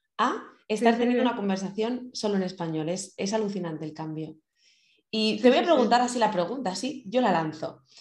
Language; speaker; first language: Spanish; native; Spanish